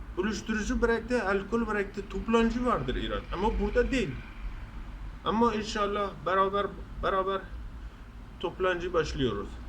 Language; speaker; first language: Turkish; non-native, learner; Persian